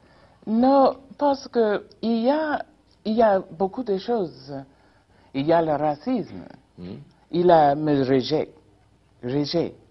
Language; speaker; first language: French; non-native, learner; English